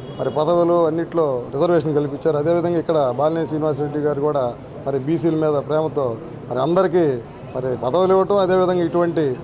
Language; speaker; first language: Telugu; native; Telugu